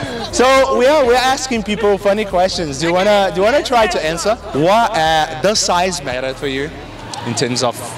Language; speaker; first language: English; non-native, fluent; Portuguese